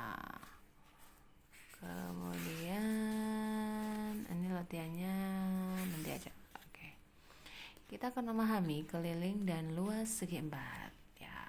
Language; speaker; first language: Indonesian; native; Indonesian